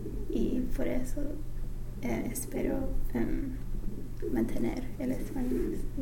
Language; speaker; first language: Spanish; non-native, fluent; English